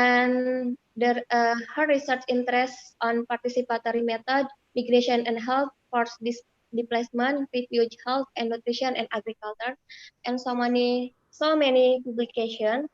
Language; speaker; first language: English; non-native, fluent; Indonesian